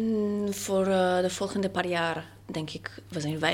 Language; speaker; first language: Dutch; non-native, fluent; Polish